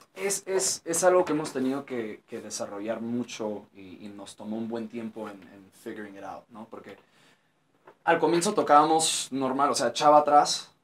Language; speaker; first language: Spanish; early bilingual, heritage; Spanish